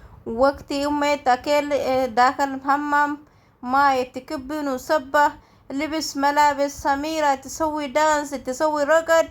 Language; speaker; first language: Arabic; non-native, learner; Oromo